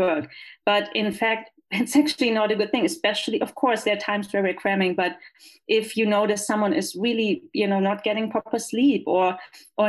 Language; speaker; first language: English; non-native, fluent; German